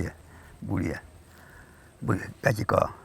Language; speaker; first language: Igbo; native; Igbo